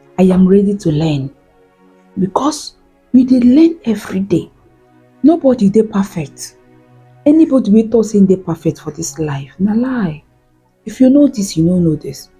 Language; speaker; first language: Nigerian Pidgin; native; Nigerian Pidgin